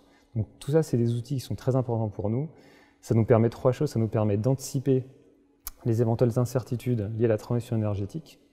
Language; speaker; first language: French; native; French